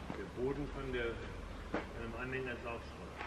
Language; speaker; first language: German; native; German